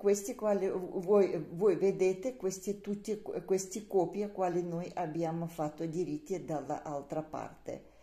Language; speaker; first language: Italian; non-native, learner; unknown